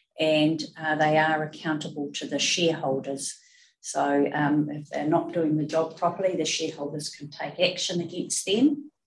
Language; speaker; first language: English; native; English